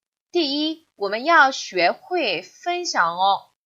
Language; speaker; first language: Chinese; non-native, fluent; Korean